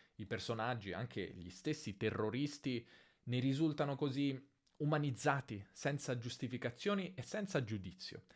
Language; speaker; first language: Italian; native; Italian